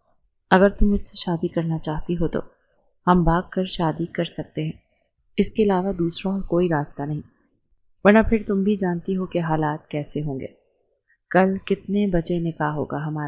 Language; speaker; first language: Urdu; native; Urdu